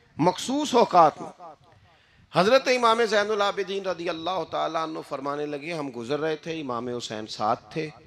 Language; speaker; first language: Urdu; non-native, local second language; Punjabi